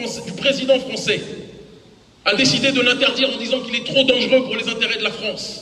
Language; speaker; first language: French; native; French